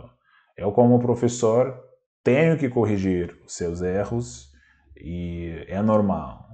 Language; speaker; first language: Portuguese; non-native, fluent; Russian